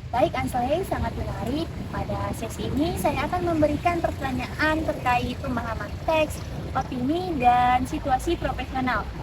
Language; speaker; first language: Indonesian; native; Indonesian